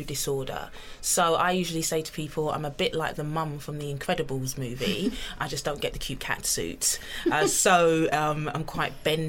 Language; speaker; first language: English; native; English